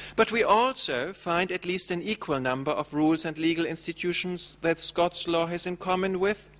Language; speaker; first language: English; non-native, fluent; German